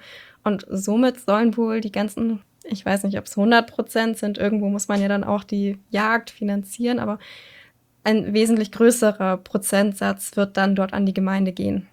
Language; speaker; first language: German; native; German